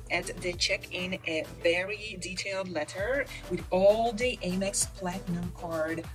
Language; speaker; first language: English; non-native, fluent; Hebrew